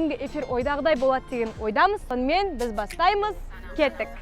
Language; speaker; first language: Kazakh; native; Kazakh